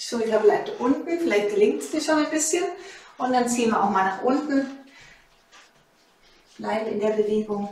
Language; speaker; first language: German; native; German